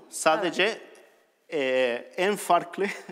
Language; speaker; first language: Turkish; non-native, learner; Spanish